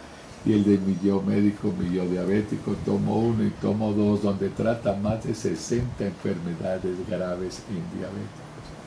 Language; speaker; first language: Spanish; native; Spanish